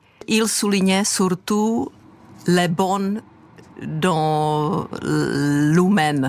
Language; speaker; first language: French; non-native, fluent; Czech